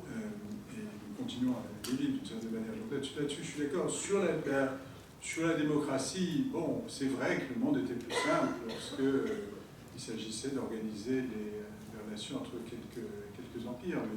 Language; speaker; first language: French; native; French